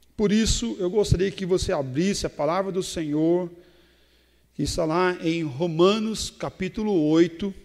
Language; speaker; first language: Portuguese; native; Portuguese